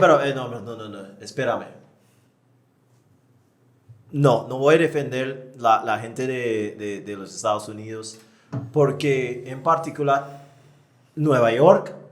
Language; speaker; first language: Spanish; non-native, fluent; English